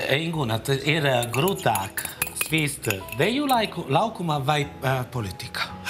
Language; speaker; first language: Latvian; non-native, fluent; Italian